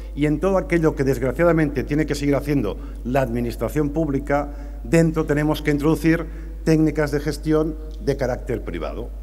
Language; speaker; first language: Spanish; native; Spanish